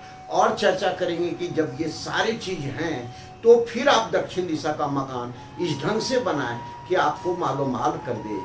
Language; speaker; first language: Hindi; native; Hindi